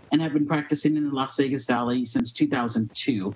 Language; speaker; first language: English; native; English